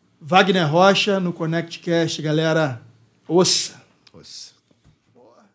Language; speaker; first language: Portuguese; native; Portuguese